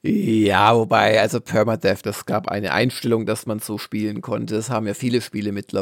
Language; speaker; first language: German; native; German